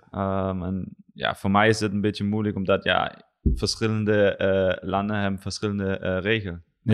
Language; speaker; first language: Dutch; non-native, learner; German